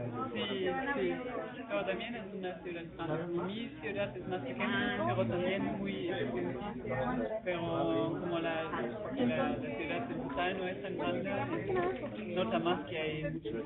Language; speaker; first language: Spanish; non-native, fluent; German